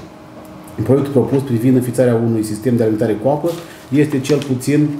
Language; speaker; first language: Romanian; native; Romanian